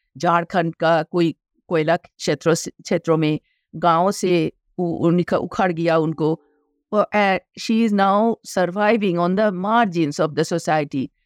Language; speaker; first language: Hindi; non-native, local second language; Bangla